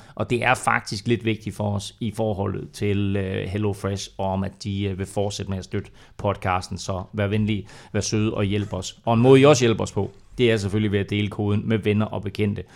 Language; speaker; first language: Danish; native; Danish